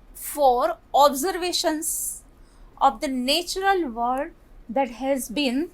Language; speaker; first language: English; non-native, local second language; Gujarati